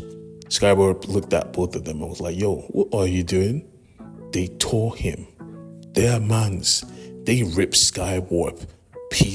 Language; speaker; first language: English; native; English